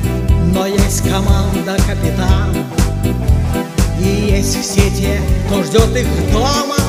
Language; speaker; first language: Russian; native; Russian